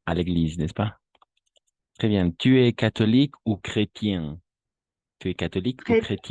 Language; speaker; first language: French; non-native, fluent; Spanish